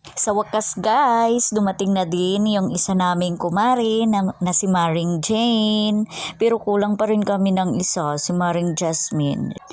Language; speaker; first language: Filipino; non-native, local second language; Waray